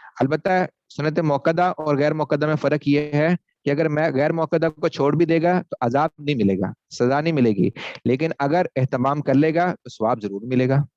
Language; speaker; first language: Urdu; non-native, local second language; Punjabi